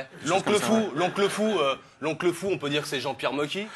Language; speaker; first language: French; native; French